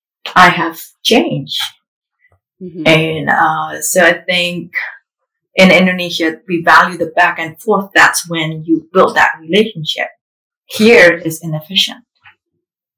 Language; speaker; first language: English; non-native, fluent; Indonesian